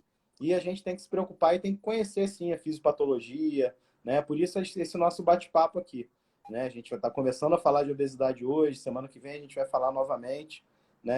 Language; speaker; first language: Portuguese; native; Portuguese